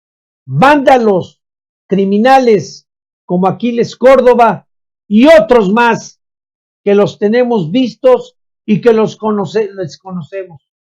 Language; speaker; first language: Spanish; native; Spanish